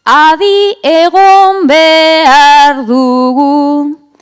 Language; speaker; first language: Basque; native; Basque